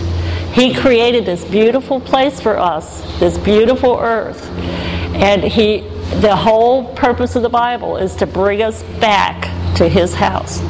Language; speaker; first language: English; native; English